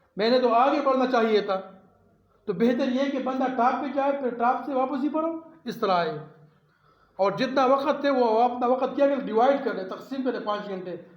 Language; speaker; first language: Urdu; non-native, local second language; Pashto